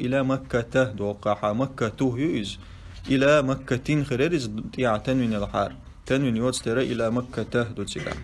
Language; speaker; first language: Arabic; non-native, fluent; Chechen